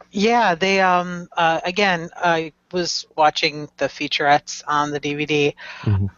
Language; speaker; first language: English; native; English